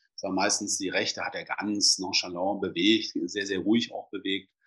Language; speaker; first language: German; native; German